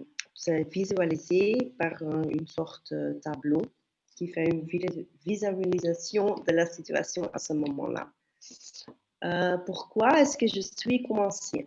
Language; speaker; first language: French; non-native, local second language; Dutch